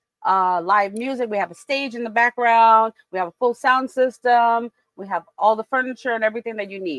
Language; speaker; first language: English; early bilingual, other home language; Spanish